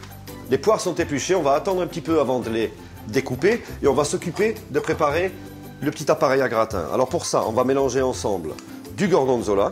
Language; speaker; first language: French; native; French